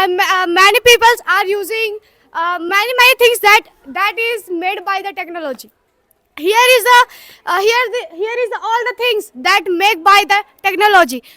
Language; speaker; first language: English; non-native, learner; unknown